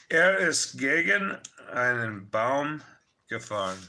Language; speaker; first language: German; non-native, fluent; English